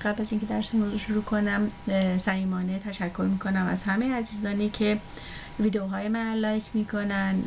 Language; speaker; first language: Persian; native; Persian